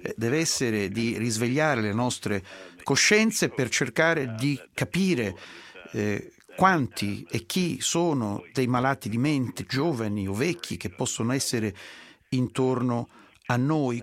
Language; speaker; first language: Italian; native; Italian